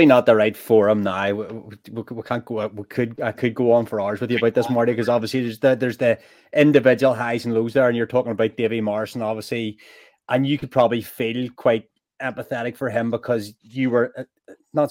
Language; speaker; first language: English; native; English